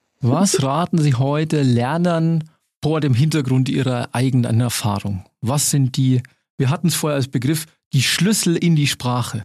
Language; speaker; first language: German; native; German